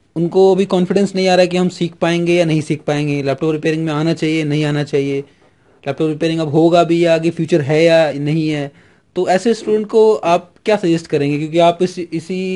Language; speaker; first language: Hindi; native; Hindi